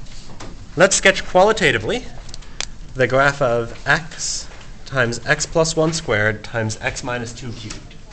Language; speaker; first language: English; native; English